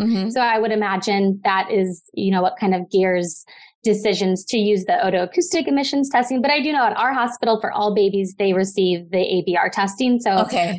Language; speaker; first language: English; native; English